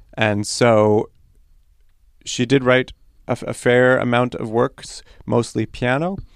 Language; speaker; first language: English; early bilingual, other home language; Polish